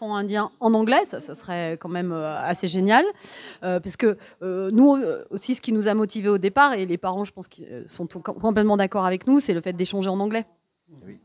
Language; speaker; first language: French; native; French